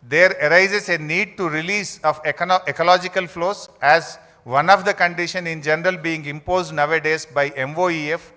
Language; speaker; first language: English; non-native, local second language; Telugu